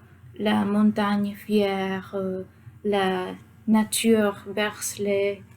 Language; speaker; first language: French; non-native, fluent; Spanish